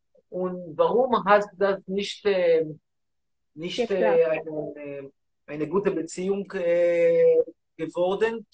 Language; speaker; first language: German; non-native, learner; Hebrew